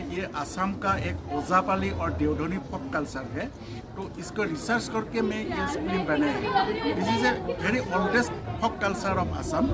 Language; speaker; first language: Hindi; non-native, local second language; Assamese